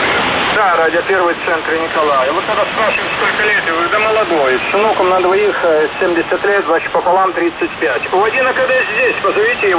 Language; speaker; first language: Russian; native; Russian